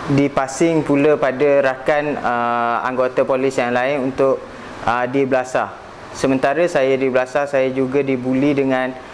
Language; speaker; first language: Malay; native; Malay